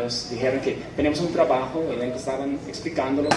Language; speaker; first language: Spanish; non-native, fluent; English